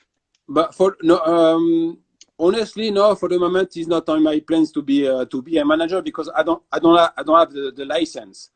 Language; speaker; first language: English; non-native, fluent; French